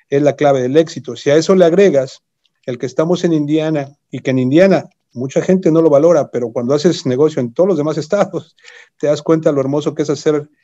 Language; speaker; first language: Spanish; native; Spanish